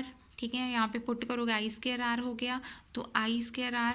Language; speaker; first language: Hindi; native; Hindi